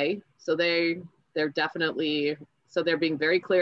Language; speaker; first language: English; native; English